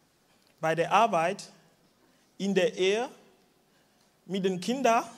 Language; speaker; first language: German; non-native, fluent; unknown